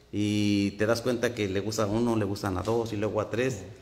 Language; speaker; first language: Spanish; native; Spanish